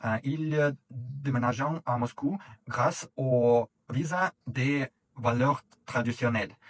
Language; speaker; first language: French; non-native, fluent; Russian